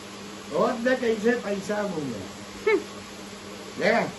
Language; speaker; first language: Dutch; non-native, local second language; Caribbean Hindustani